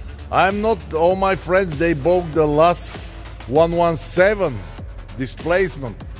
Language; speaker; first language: English; non-native, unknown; Bulgarian